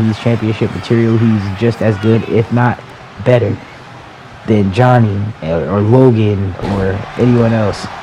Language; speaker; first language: English; native; English